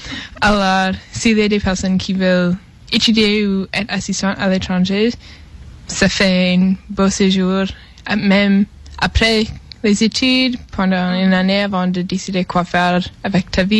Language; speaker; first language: French; non-native, fluent; English